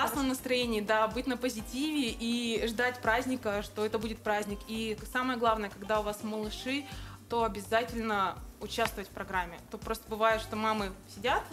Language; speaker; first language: Russian; native; Russian